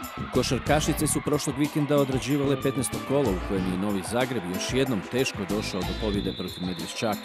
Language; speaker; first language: Serbian; native; Serbian